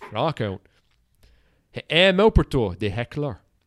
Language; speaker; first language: French; native; French